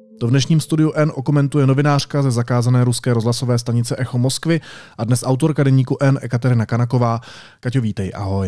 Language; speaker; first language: Czech; native; Czech